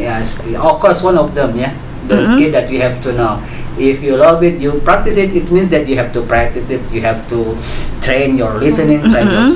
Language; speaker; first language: English; non-native, learner; Indonesian